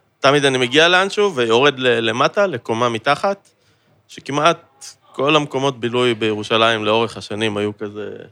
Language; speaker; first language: Hebrew; native; Hebrew